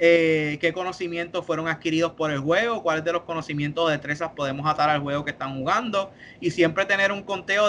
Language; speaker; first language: Spanish; native; Spanish